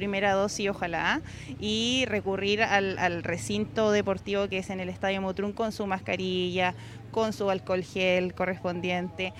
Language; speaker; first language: Spanish; native; Spanish